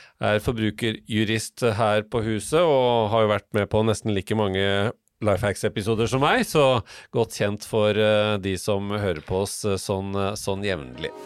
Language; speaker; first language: Norwegian; native; Norwegian